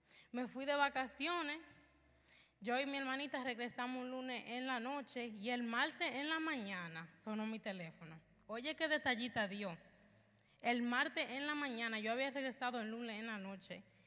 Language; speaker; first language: Spanish; early bilingual, heritage; Spanish